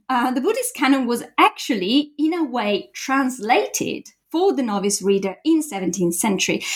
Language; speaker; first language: English; non-native, fluent; Italian